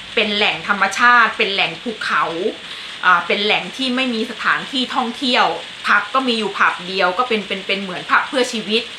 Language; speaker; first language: Thai; native; Thai